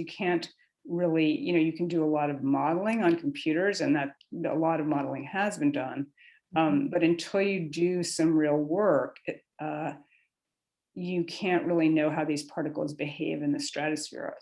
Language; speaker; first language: English; native; English